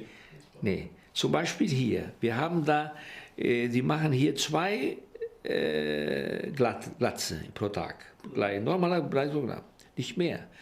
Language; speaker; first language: German; early bilingual, heritage; Portuguese